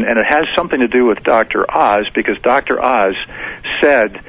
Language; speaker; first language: English; native; English